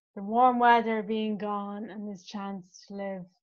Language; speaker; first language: English; native; English